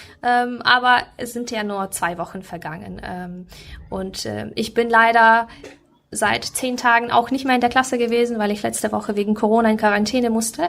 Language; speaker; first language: German; non-native, fluent; Ukrainian